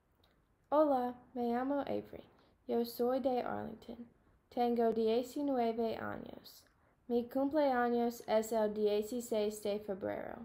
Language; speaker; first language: Spanish; non-native, learner; English